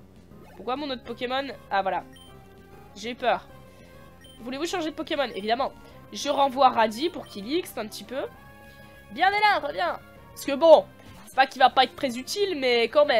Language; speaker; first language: French; native; French